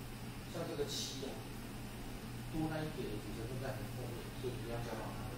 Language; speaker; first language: Chinese; native; Chinese